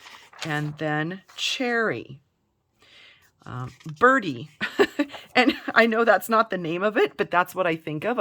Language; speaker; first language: English; native; English